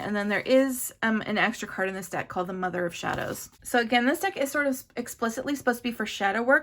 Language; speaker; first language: English; native; English